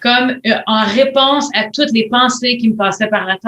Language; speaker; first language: French; native; French